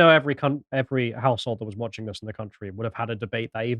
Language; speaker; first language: English; native; English